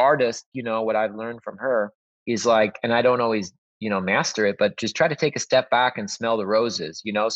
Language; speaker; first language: English; native; English